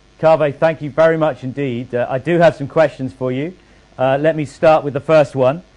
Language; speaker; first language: English; native; English